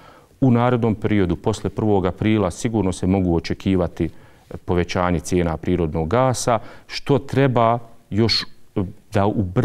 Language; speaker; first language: Serbian; native; Serbian